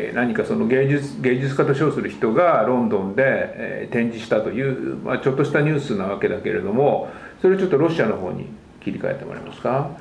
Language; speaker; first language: Japanese; native; Japanese